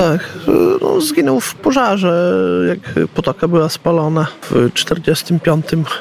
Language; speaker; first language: Polish; native; Polish